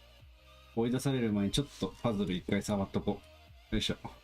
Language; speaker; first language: Japanese; native; Japanese